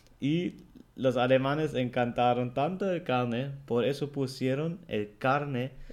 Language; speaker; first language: Spanish; non-native, fluent; German